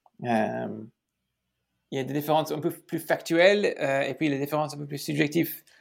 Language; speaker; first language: French; non-native, fluent; English